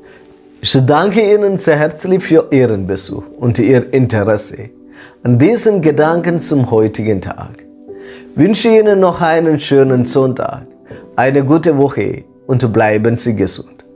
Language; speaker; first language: German; non-native, fluent; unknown